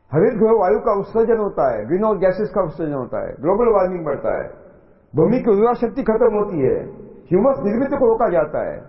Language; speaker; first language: Hindi; non-native, local second language; Marathi